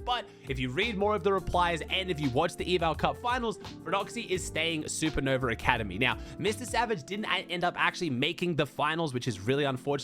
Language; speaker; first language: English; native; English